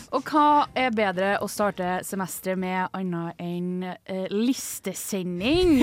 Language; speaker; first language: Norwegian; native; Norwegian